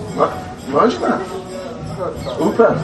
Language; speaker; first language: Russian; non-native, learner; English